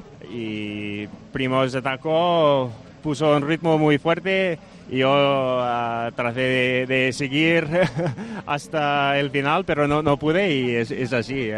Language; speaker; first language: Spanish; non-native, fluent; Dutch